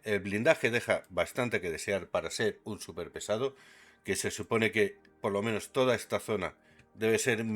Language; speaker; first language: Spanish; native; Spanish